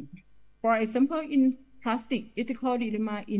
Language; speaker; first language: English; non-native, learner; Thai